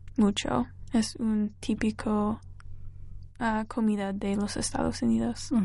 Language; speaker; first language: Spanish; non-native, learner; English